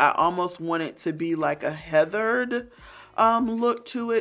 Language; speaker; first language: English; native; English